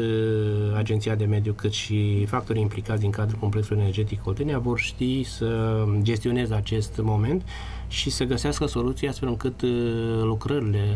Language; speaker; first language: Romanian; native; Romanian